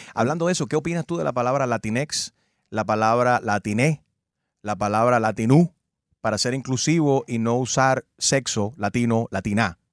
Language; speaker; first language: Spanish; early bilingual, heritage; Spanish